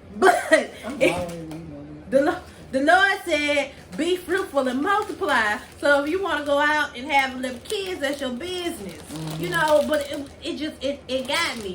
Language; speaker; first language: English; native; English